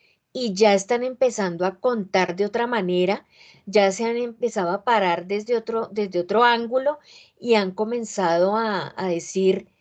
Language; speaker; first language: Spanish; native; Spanish